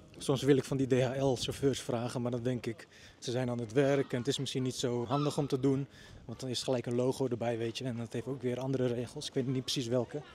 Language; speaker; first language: Dutch; early bilingual, other home language; Bosnian